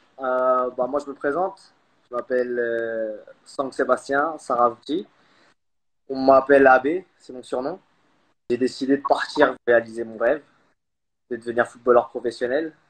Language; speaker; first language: French; early bilingual, other home language; Khmer